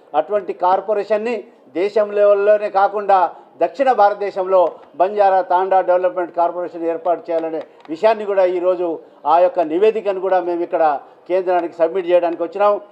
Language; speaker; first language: Telugu; non-native, local second language; Lambadi